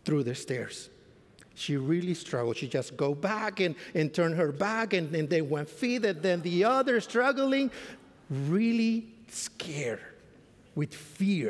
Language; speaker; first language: English; non-native, fluent; Spanish